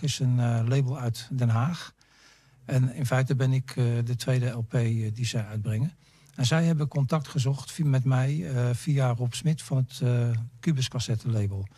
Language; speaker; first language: Dutch; native; Dutch